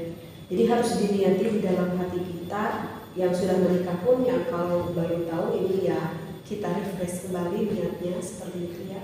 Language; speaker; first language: Indonesian; native; Indonesian